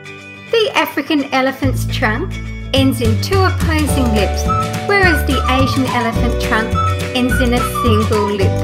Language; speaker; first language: English; native; English